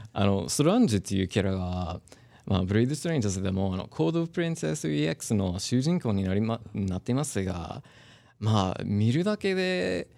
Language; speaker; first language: Japanese; non-native, fluent; English